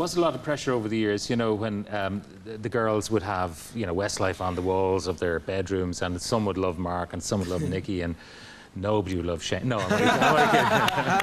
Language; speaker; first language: English; native; English